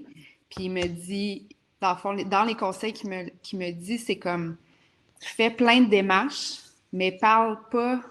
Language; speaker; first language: French; native; French